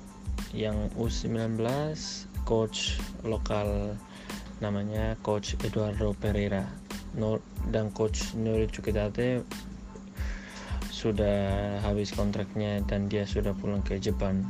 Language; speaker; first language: Indonesian; non-native, local second language; Tetum